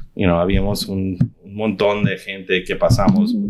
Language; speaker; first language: Spanish; early bilingual, heritage; Spanish